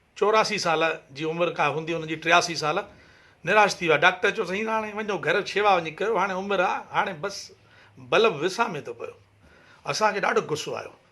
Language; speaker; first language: Sindhi; early bilingual, heritage; Sindhi